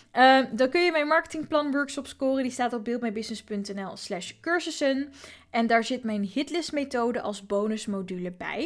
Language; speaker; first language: Dutch; native; Dutch